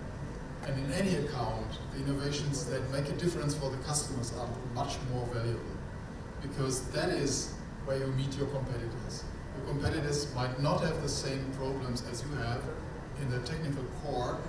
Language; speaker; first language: English; non-native, fluent; German